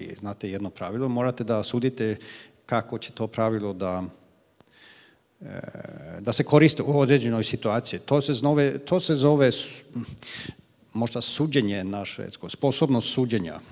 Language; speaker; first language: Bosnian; non-native, fluent; Swedish